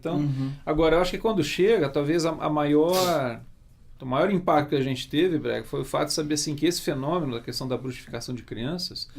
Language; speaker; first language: Portuguese; native; Portuguese